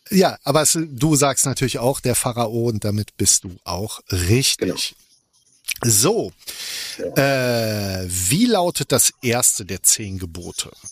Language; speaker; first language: German; native; German